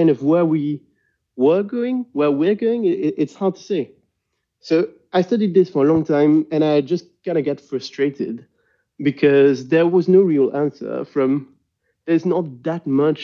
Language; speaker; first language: English; non-native, fluent; French